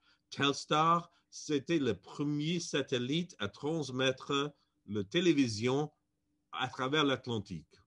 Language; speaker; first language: French; non-native, fluent; English